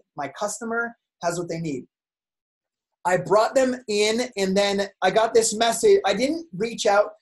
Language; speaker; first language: English; native; English